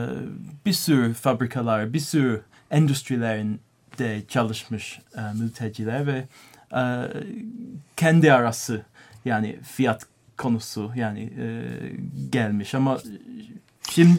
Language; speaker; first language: Turkish; non-native, learner; English